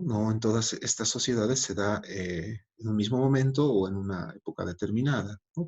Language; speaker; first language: Spanish; native; Spanish